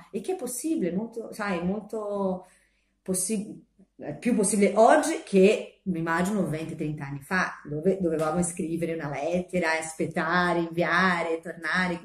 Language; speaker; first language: Italian; non-native, fluent; Portuguese